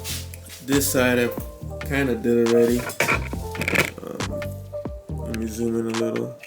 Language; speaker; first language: English; native; English